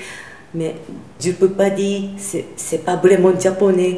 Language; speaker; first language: French; non-native, learner; Japanese